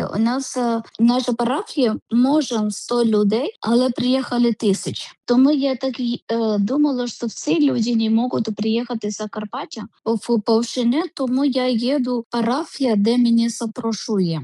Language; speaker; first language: Ukrainian; non-native, learner; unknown